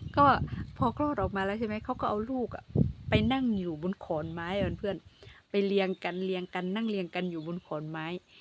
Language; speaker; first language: Thai; non-native, local second language; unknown